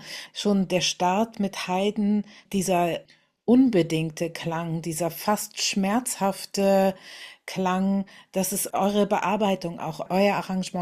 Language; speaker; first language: German; native; German